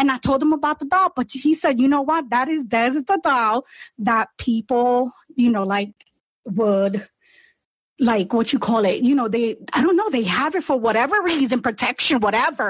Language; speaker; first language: English; native; English